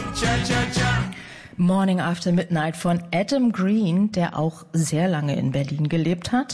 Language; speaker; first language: German; native; German